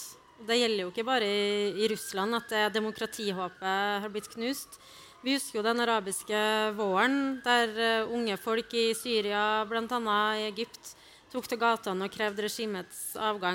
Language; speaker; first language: Norwegian; native; Norwegian